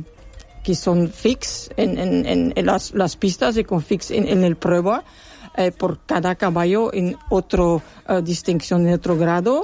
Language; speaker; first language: Spanish; non-native, learner; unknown